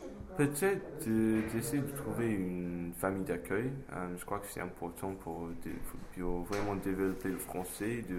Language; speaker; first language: French; non-native, fluent; English